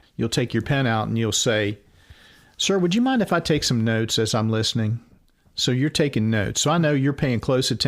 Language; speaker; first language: English; native; English